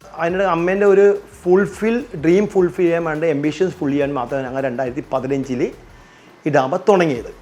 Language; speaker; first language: Malayalam; non-native, local second language; Punjabi